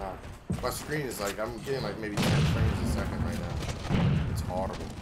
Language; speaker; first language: English; native; English